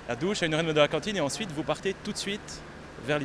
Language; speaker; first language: French; native; French